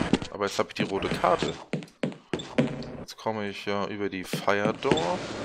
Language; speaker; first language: German; native; German